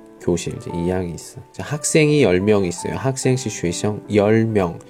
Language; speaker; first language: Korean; non-native, learner; Chinese